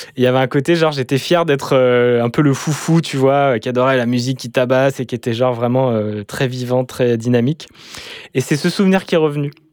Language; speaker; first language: French; native; French